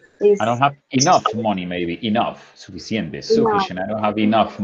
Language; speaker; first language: English; non-native, fluent; Spanish